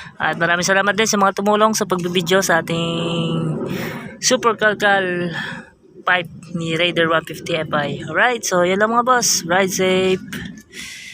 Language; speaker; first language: Filipino; native; Filipino